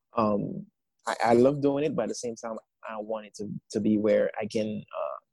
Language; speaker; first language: English; non-native, fluent; Haitian Creole